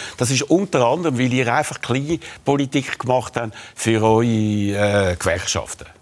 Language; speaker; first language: German; native; German